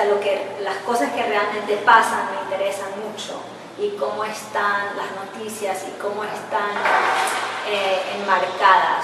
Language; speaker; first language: Spanish; early bilingual, heritage; English